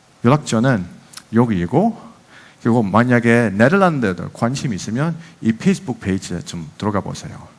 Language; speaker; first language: Korean; non-native, fluent; Dutch